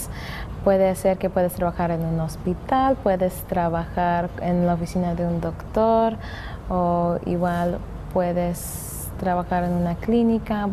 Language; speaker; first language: Spanish; early bilingual, heritage; English